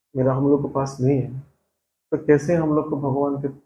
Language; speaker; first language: Hindi; non-native, local second language; Bangla